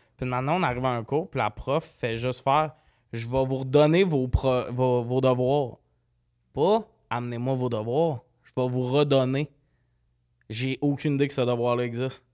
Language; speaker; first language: French; native; French